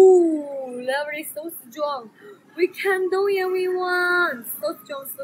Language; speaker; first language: English; non-native, learner; Chinese